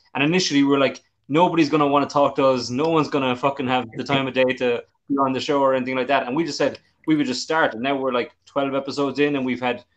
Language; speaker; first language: English; native; English